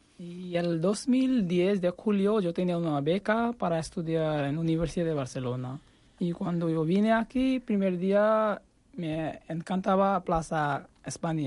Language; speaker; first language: Spanish; non-native, learner; Bangla